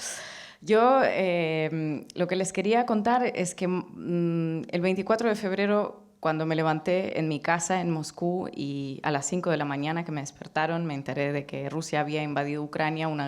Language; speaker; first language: Spanish; non-native, fluent; Russian